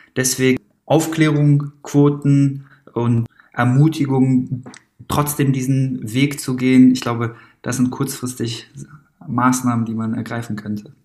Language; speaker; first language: German; early bilingual, other home language; Persian